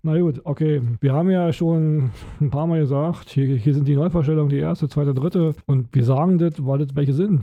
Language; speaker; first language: German; native; German